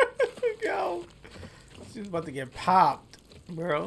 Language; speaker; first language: English; native; English